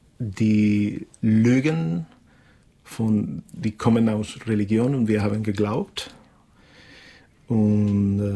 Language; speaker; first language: German; non-native, learner; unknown